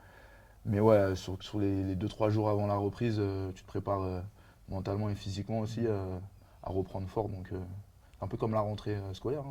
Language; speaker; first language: French; native; French